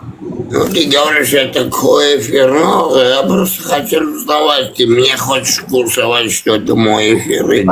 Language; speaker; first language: Russian; non-native, learner; Armenian